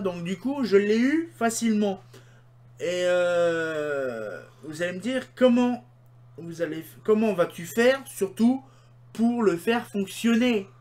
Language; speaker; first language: French; native; French